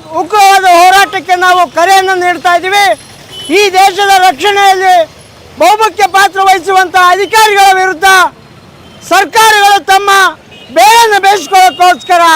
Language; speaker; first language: Kannada; native; Kannada